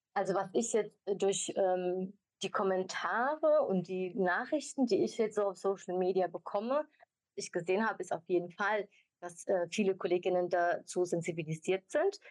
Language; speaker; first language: German; early bilingual, other home language; Albanian